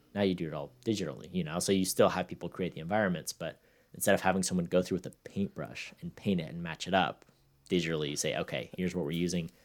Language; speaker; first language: English; native; English